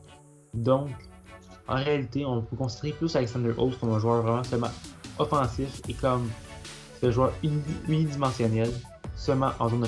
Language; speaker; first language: French; native; French